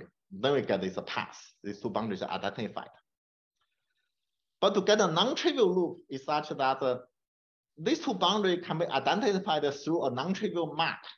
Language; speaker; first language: English; non-native, fluent; Chinese